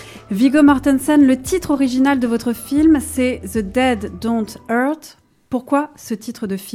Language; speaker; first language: French; native; French